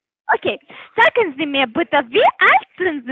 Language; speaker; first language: German; non-native, learner; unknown